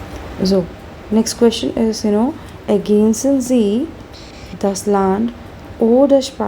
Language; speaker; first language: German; non-native, learner; Hindi